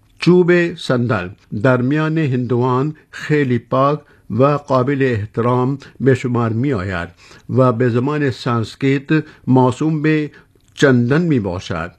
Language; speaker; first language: Persian; non-native, fluent; Urdu